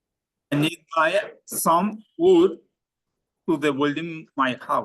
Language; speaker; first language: English; non-native, learner; Spanish